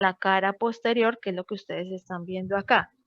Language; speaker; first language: Spanish; native; Spanish